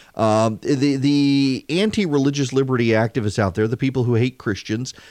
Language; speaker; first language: English; native; English